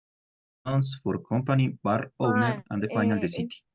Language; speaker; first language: English; non-native, learner; Spanish